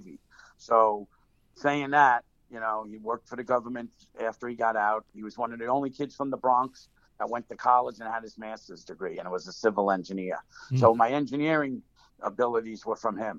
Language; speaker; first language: English; native; English